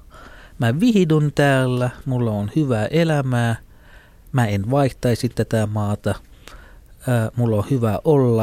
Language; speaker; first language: Finnish; non-native, fluent; Tamil